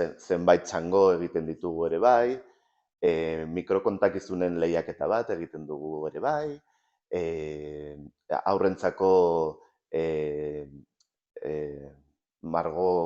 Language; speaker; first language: Basque; non-native, local second language; Spanish